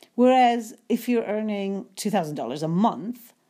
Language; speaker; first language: English; non-native, fluent; Polish